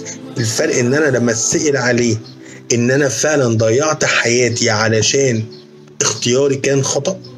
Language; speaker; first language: Arabic; native; Arabic